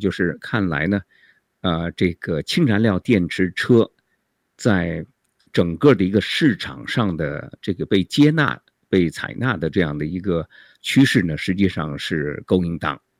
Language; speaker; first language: Chinese; native; Chinese